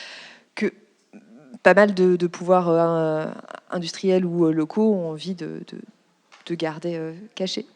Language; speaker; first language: French; native; French